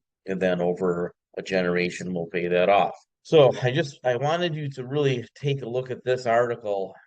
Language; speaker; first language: English; native; English